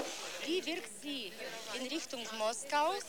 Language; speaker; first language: German; non-native, learner; Lithuanian